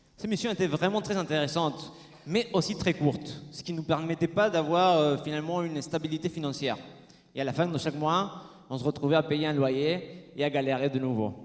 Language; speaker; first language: French; non-native, fluent; Spanish